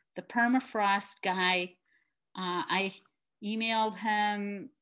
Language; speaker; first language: English; native; English